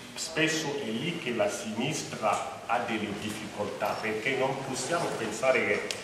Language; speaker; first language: Italian; non-native, fluent; French